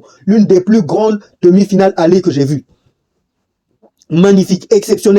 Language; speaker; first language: French; native; French